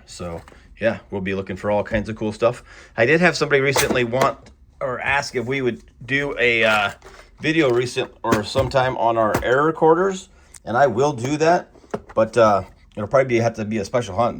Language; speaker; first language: English; native; English